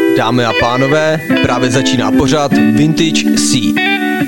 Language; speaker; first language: Czech; native; Czech